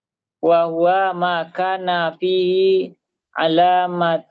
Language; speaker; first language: Arabic; non-native, learner; Indonesian